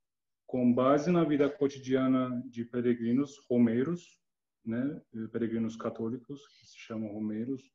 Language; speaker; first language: Portuguese; non-native, learner; Turkish